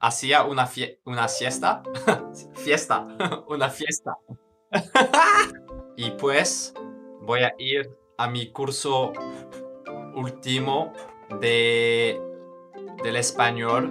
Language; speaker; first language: Spanish; non-native, learner; English